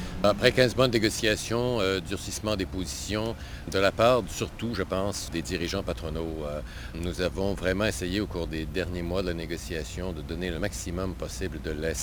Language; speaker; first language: French; native; French